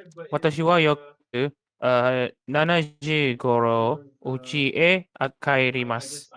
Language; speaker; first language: Japanese; non-native, learner; Malay